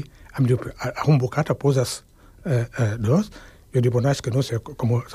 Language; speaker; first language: Catalan; non-native, fluent; Wolof